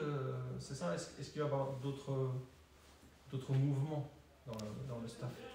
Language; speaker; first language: French; native; French